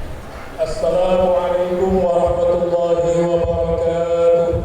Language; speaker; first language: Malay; non-native, local second language; Madurese